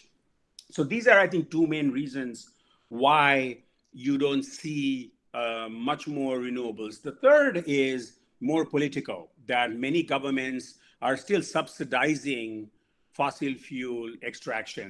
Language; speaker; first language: English; non-native, local second language; Bangla